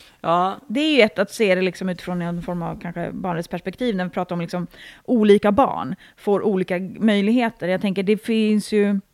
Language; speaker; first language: Swedish; native; Swedish